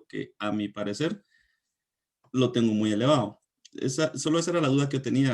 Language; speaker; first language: Spanish; native; Spanish